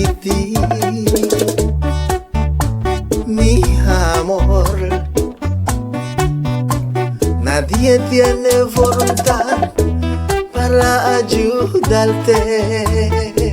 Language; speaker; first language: Spanish; non-native, learner; Haitian Creole